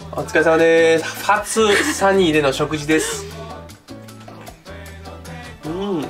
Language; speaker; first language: Japanese; native; Japanese